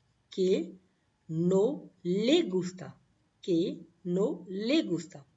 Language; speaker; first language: Spanish; non-native, learner; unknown